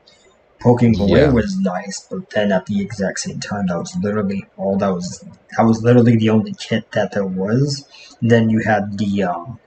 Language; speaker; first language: English; native; English